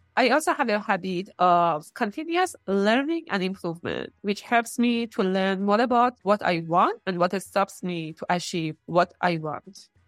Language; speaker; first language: English; non-native, fluent; Persian